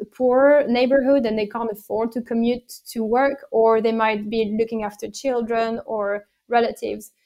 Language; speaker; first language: English; non-native, fluent; French